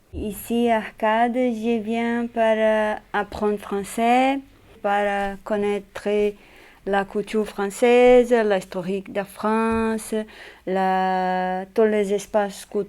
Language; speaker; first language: French; non-native, learner; Portuguese